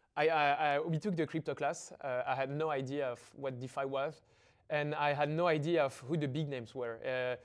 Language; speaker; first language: English; non-native, fluent; French